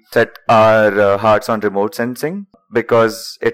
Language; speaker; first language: English; non-native, local second language; Marathi